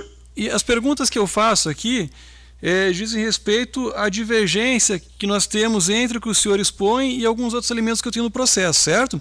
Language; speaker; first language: Portuguese; native; Portuguese